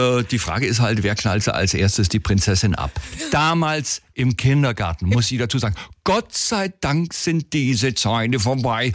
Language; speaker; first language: German; native; German